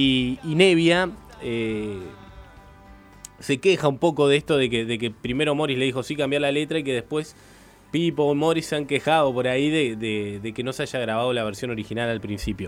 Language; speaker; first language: Spanish; native; Spanish